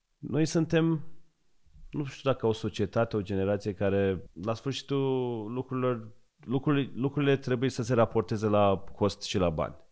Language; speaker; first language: Romanian; non-native, fluent; Persian